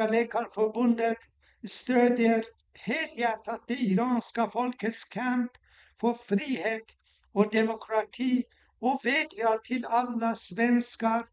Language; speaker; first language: Swedish; non-native, fluent; Persian